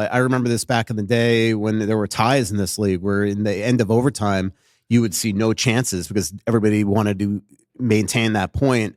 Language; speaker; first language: English; native; English